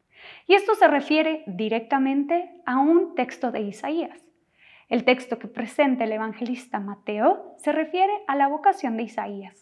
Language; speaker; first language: Spanish; native; Spanish